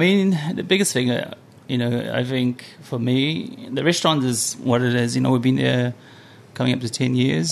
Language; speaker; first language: English; non-native, fluent; Samoan